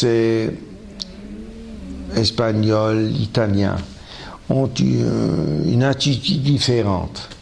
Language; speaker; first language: French; non-native, local second language; German